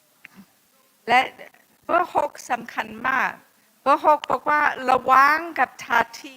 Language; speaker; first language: Thai; non-native, fluent; English